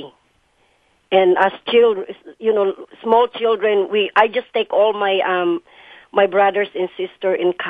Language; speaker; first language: English; non-native, local second language; Cebuano